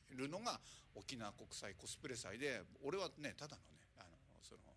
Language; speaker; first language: Japanese; native; Japanese